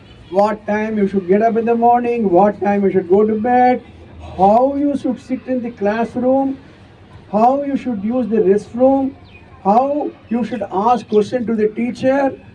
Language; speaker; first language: English; non-native, local second language; Tamil